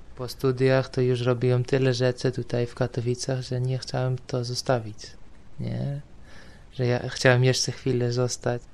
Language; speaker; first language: Polish; non-native, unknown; Dutch